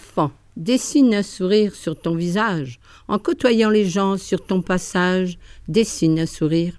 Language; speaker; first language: French; native; French